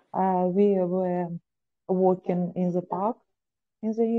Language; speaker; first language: English; non-native, learner; Ukrainian